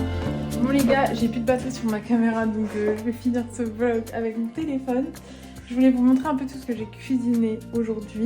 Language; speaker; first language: French; native; French